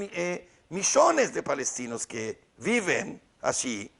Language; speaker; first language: Spanish; non-native, learner; Hebrew